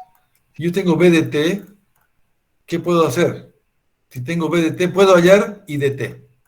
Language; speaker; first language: Spanish; native; Spanish